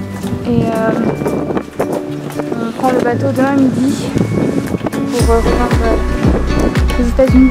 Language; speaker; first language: French; native; French